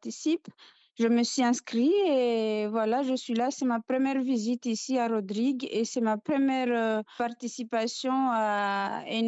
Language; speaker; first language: French; non-native, local second language; Comorian